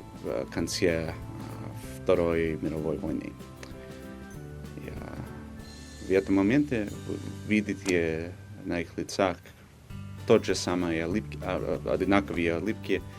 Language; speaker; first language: Russian; non-native, fluent; English